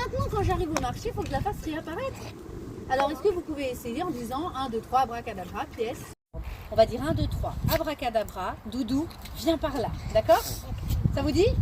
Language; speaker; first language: French; native; French